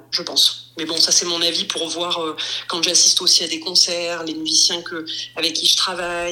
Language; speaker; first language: French; native; French